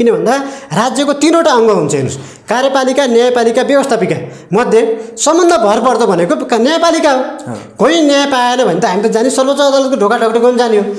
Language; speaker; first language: Nepali; native; Nepali